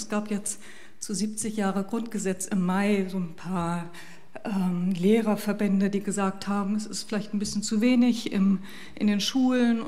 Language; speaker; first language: German; native; German